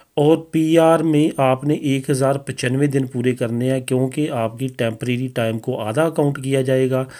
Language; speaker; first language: Hindi; non-native, local second language; Punjabi